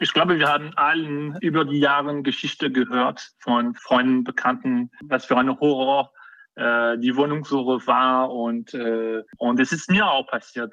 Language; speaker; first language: German; non-native, fluent; French